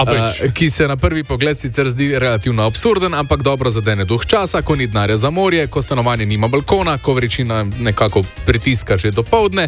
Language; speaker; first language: Slovenian; native; Slovenian